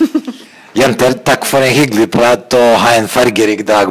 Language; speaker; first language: Norwegian; non-native, fluent; Croatian